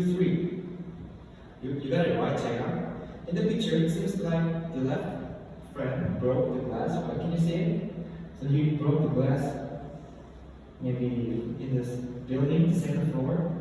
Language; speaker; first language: English; non-native, fluent; Korean